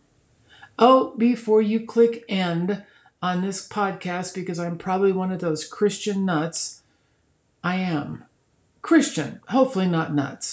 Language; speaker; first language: English; native; English